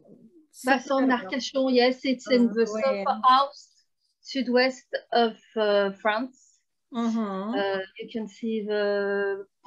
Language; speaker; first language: English; non-native, learner; French